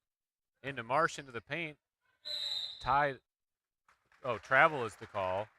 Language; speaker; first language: English; native; English